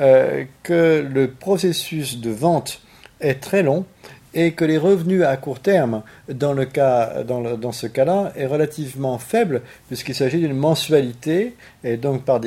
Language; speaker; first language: French; native; French